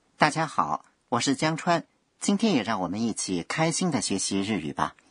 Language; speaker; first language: Chinese; non-native, fluent; Japanese